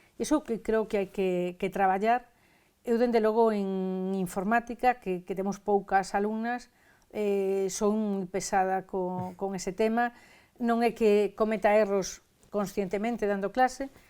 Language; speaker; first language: Galician; non-native, local second language; Spanish